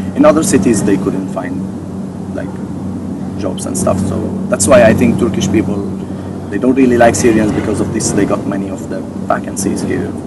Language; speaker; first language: English; non-native, fluent; Arabic